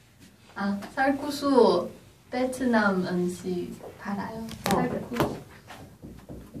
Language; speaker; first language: Korean; non-native, learner; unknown